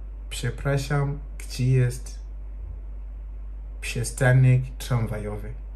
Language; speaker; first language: Polish; non-native, learner; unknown